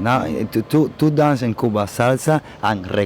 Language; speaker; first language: English; non-native, learner; Spanish